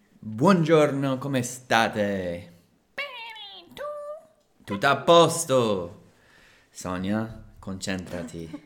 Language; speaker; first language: Italian; non-native, fluent; English